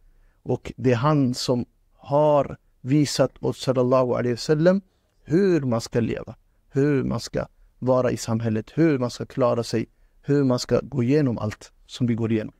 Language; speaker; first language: Swedish; non-native, fluent; Urdu